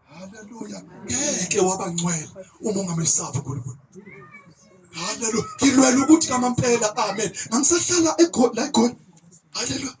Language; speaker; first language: Zulu; native; Zulu